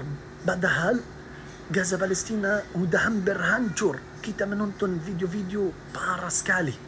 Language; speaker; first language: Indonesian; non-native, learner; Arabic